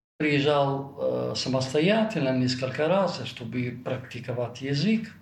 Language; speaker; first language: Russian; non-native, fluent; Italian